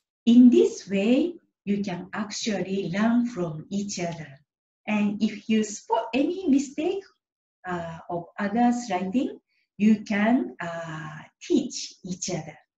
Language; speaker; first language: English; non-native, fluent; Japanese